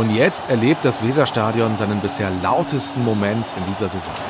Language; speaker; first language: German; native; German